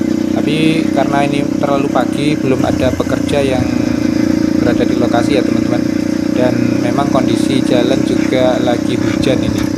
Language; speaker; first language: Indonesian; native; Indonesian